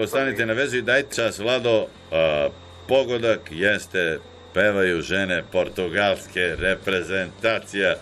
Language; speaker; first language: Serbian; native; Serbian